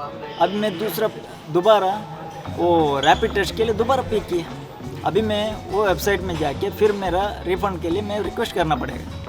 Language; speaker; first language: Hindi; non-native, local second language; Tulu